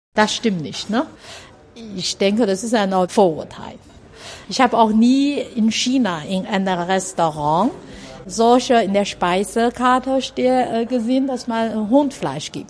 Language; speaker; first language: German; non-native, learner; Chinese